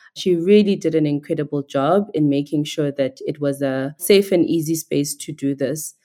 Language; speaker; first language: English; non-native, local second language; Igbo